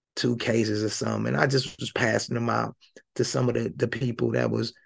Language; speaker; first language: English; native; English